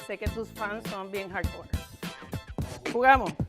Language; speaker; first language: Spanish; native; Spanish